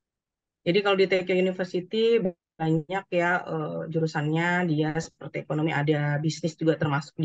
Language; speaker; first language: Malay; non-native, fluent; Japanese